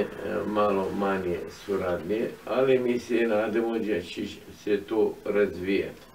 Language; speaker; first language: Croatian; non-native, fluent; Arabic